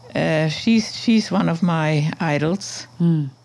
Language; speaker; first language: English; non-native, fluent; German